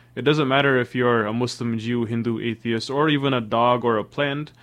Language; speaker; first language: English; native; English